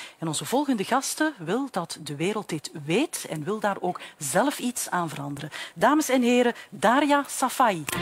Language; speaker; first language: Dutch; native; Dutch